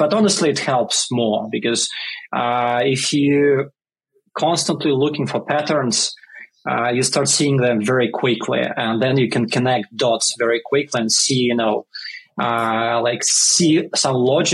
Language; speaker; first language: English; non-native, fluent; Russian